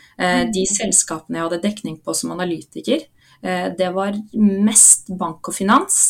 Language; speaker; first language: Norwegian; native; Norwegian